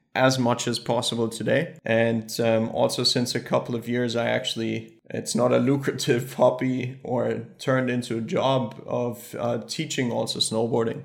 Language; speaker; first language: English; early bilingual, other home language; German